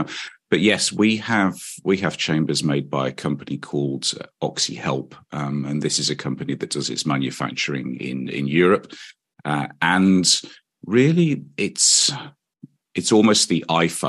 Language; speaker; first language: English; native; English